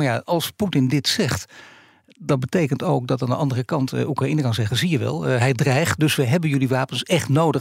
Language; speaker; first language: Dutch; native; Dutch